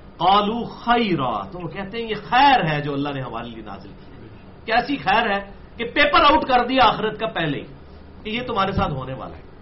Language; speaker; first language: Urdu; non-native, local second language; Punjabi